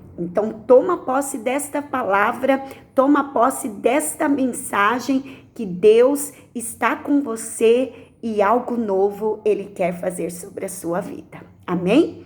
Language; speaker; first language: Portuguese; native; Portuguese